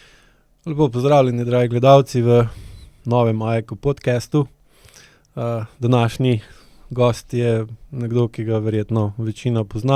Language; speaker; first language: Slovenian; native; Slovenian